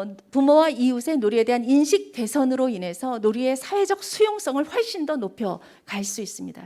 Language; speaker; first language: Korean; native; Korean